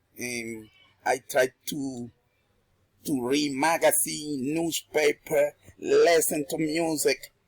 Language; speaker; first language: English; non-native, learner; Spanish